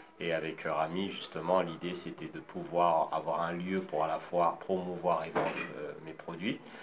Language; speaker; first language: French; early bilingual, other home language; Lingala